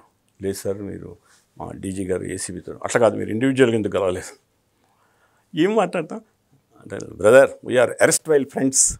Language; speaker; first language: Telugu; native; Telugu